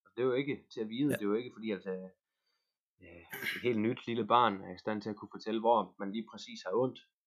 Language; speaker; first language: Danish; native; Danish